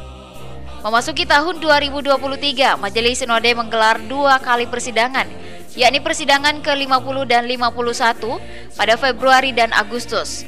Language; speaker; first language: Indonesian; native; Indonesian